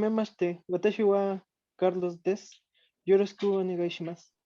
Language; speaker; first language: Japanese; non-native, learner; Spanish